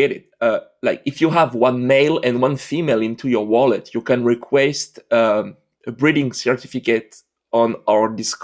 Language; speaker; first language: English; non-native, fluent; French